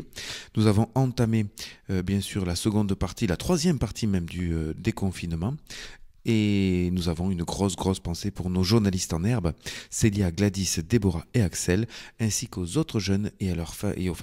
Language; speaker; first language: French; native; French